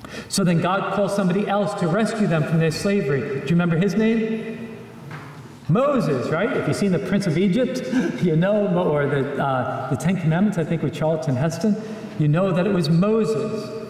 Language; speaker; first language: English; native; English